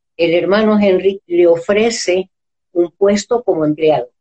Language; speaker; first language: Spanish; native; Spanish